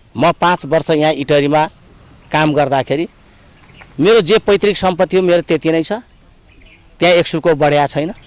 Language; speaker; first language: Nepali; non-native, local second language; Rana Tharu